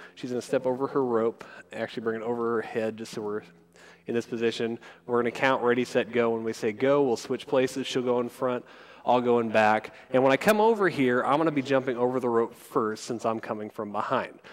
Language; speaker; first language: English; native; English